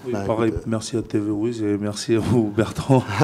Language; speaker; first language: French; non-native, fluent; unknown